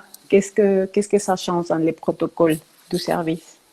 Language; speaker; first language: French; non-native, fluent; Spanish